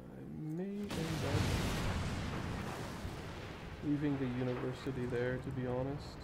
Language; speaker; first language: English; native; English